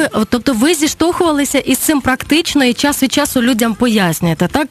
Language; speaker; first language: Ukrainian; native; Ukrainian